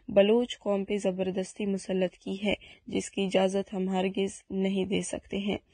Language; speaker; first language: Urdu; non-native, local second language; Baluchi